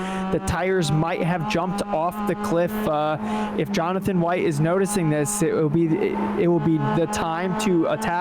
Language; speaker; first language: English; native; English